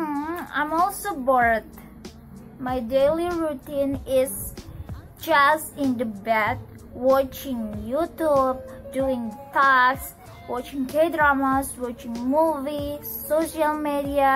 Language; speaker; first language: English; non-native, learner; Indonesian